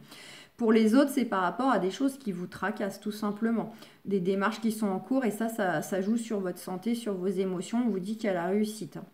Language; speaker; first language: French; native; French